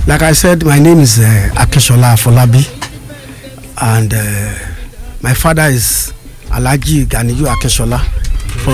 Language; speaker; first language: English; non-native, local second language; Yoruba